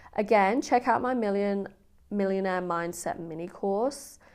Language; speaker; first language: English; native; English